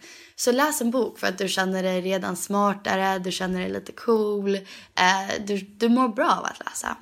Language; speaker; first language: Swedish; early bilingual, heritage; Swedish